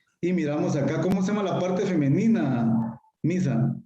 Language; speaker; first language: Spanish; native; Spanish